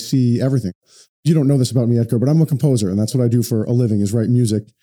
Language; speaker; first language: English; native; English